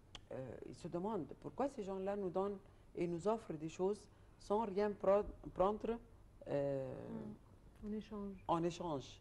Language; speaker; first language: French; non-native, fluent; Arabic